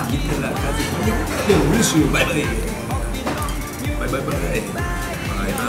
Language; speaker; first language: Vietnamese; non-native, learner; Japanese